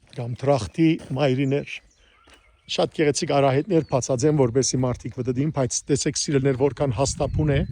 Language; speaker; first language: Armenian; early bilingual, heritage; Armenian